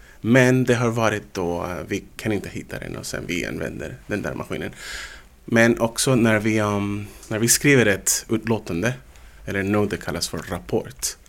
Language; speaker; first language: Swedish; non-native, fluent; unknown